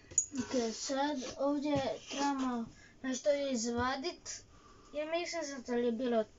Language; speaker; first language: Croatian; early bilingual, heritage; Croatian